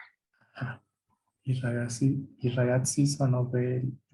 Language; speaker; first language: Italian; non-native, learner; Spanish